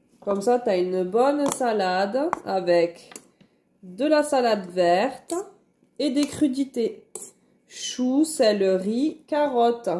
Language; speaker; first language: French; native; French